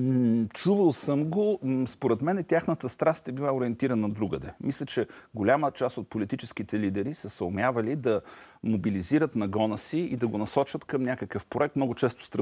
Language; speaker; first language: Bulgarian; native; Bulgarian